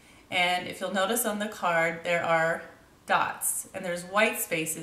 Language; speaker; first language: English; native; English